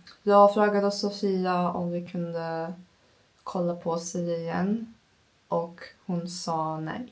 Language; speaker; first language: Swedish; non-native, learner; Turkish